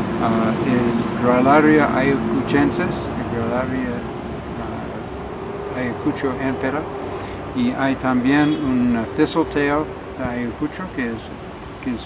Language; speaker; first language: Spanish; non-native, learner; English